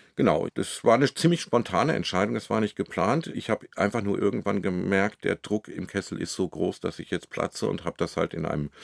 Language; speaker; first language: German; native; German